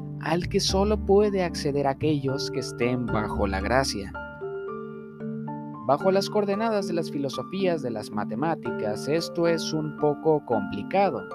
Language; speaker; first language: Spanish; native; Spanish